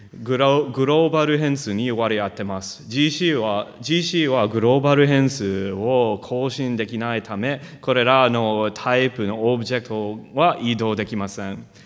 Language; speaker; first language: Japanese; non-native, fluent; English